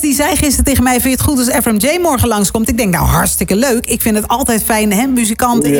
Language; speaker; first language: Dutch; native; Dutch